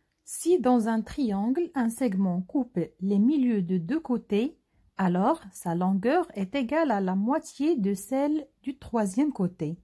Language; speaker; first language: French; non-native, local second language; Arabic